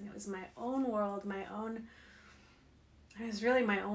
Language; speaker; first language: English; native; English